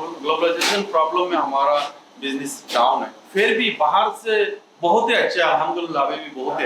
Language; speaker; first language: Hindi; non-native, fluent; Bangla